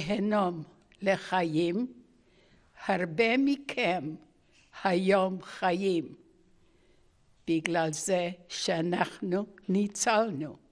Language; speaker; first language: Hebrew; non-native, fluent; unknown